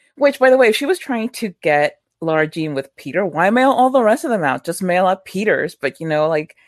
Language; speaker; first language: English; early bilingual, other home language; Spanish